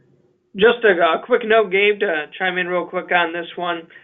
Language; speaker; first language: English; native; English